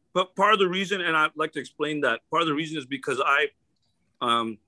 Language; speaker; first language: English; native; English